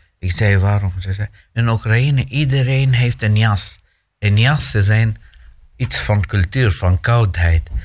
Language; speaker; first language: Dutch; non-native, fluent; Arabic